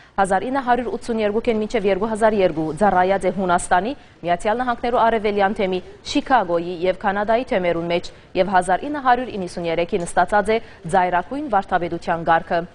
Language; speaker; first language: Armenian; native; Armenian